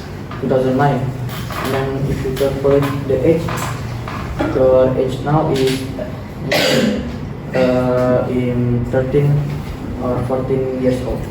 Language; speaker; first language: English; non-native, learner; Indonesian